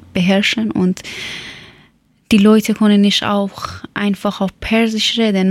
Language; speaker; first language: German; non-native, learner; Persian